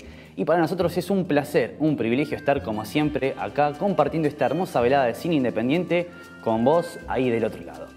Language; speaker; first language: Spanish; native; Spanish